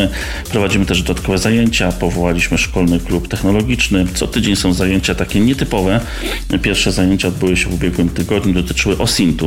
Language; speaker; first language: Polish; native; Polish